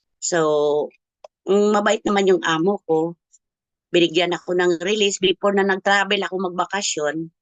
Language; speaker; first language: Filipino; non-native, local second language; Cebuano